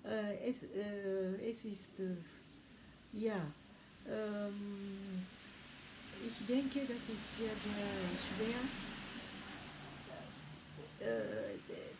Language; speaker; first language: German; non-native, learner; Japanese